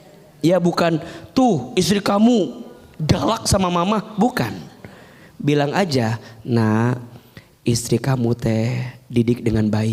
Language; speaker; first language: Indonesian; native; Indonesian